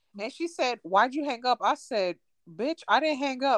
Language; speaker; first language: English; early bilingual, other home language; Spanish